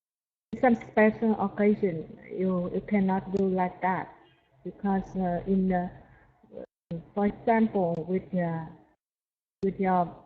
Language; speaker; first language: English; non-native, learner; Vietnamese